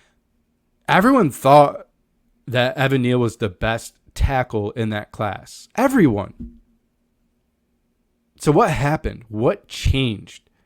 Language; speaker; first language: English; native; English